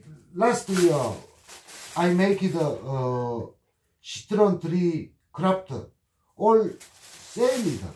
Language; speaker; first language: English; non-native, learner; Korean